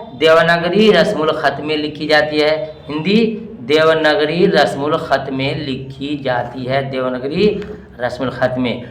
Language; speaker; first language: Urdu; native; Urdu